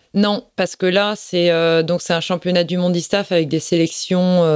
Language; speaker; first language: French; native; French